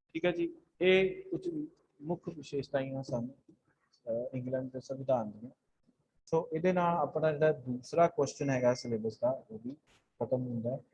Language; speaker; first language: Hindi; non-native, local second language; Punjabi